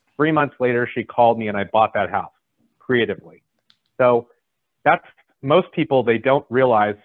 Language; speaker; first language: English; native; English